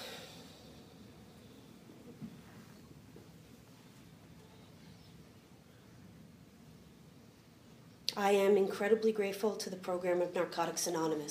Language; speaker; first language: English; native; English